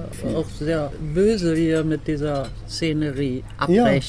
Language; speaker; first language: German; native; German